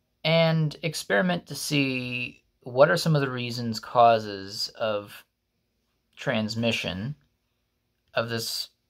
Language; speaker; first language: English; native; English